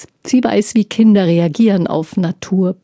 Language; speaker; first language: German; native; German